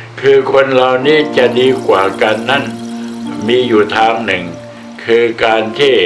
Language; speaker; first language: Thai; native; Thai